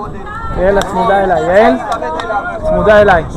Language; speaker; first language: Hebrew; native; Hebrew